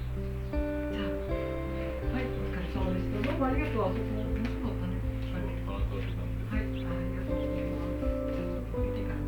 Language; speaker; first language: Japanese; native; Japanese